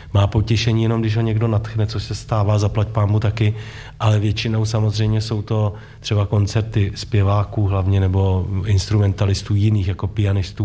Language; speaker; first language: Czech; native; Czech